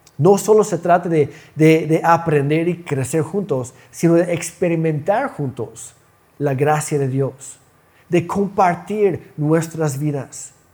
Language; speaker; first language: Spanish; non-native, fluent; English